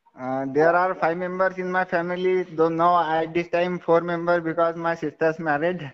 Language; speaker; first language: English; non-native, local second language; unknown